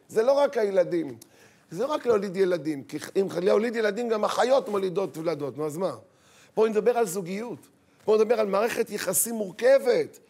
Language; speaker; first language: Hebrew; native; Hebrew